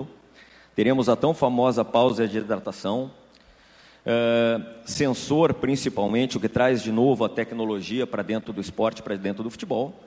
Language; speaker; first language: Portuguese; native; Portuguese